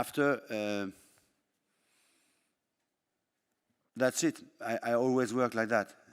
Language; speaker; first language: English; non-native, fluent; French